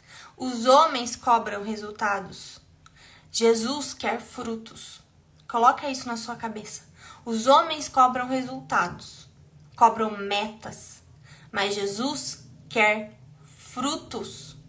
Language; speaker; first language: Portuguese; native; Portuguese